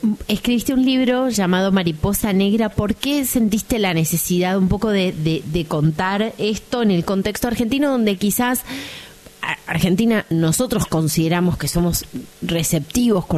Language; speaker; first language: Spanish; native; Spanish